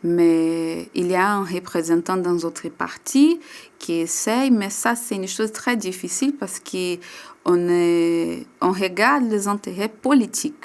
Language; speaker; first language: French; non-native, learner; Portuguese